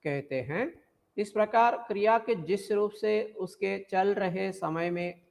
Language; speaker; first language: Hindi; non-native, local second language; Telugu